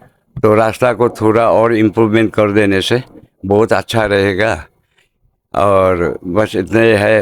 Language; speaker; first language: Hindi; non-native, local second language; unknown